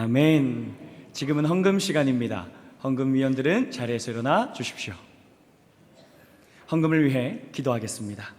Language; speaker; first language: Korean; native; Korean